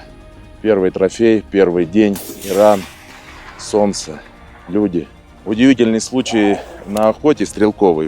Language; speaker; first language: Russian; native; Russian